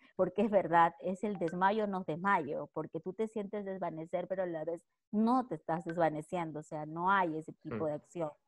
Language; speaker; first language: Spanish; native; Spanish